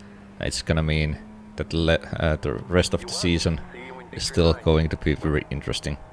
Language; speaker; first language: English; non-native, fluent; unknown